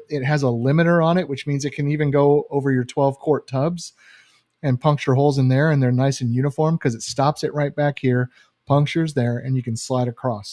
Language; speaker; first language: English; native; English